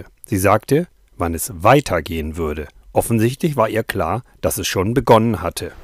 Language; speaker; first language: German; native; German